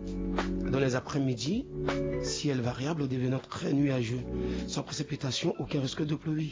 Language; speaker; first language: French; non-native, local second language; Sango